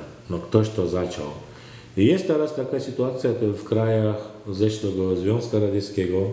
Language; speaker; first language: Polish; non-native, learner; Turkmen